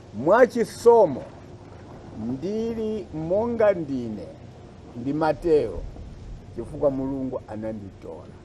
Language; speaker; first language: Nyanja; non-native, local second language; Tumbuka